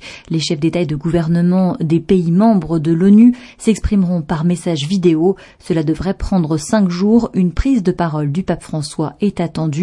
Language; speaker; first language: French; native; French